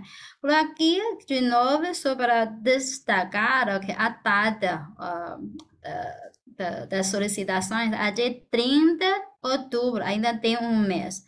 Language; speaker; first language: Portuguese; non-native, fluent; Chinese